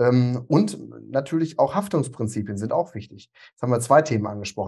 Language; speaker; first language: German; native; German